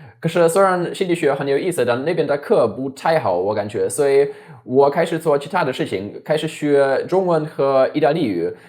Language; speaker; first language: Chinese; non-native, fluent; German